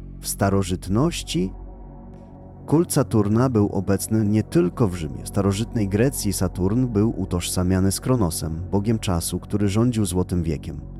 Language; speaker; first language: Polish; native; Polish